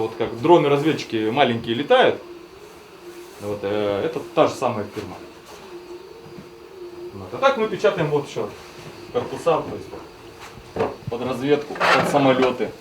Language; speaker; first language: Russian; native; Russian